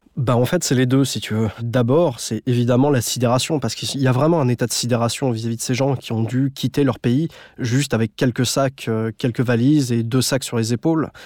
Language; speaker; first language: French; native; French